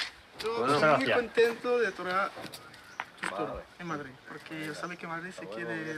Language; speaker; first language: Spanish; non-native, learner; French